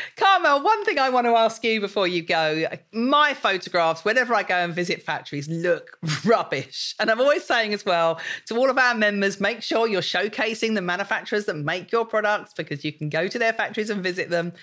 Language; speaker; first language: English; native; English